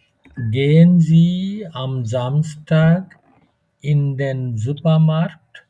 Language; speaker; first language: German; non-native, fluent; Bangla